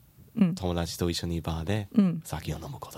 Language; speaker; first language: Japanese; non-native, learner; English